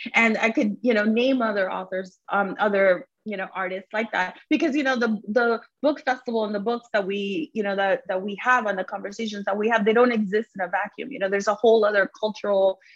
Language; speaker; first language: English; early bilingual, other home language; Spanish